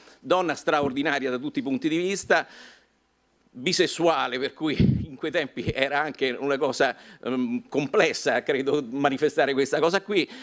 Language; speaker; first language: Italian; native; Italian